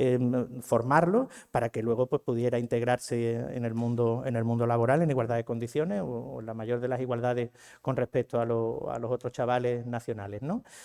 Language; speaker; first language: Spanish; native; Spanish